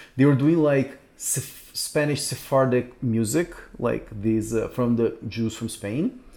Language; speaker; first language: English; non-native, fluent; Portuguese